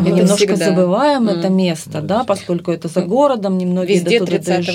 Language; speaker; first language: Russian; native; Russian